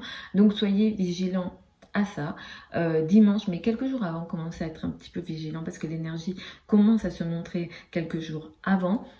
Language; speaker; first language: French; native; French